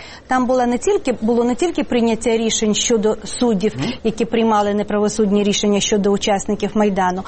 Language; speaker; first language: Ukrainian; native; Ukrainian